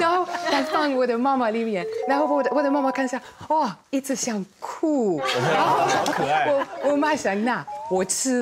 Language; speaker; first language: Chinese; non-native, learner; Hungarian